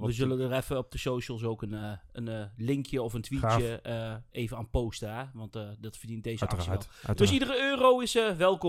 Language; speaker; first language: Dutch; native; Dutch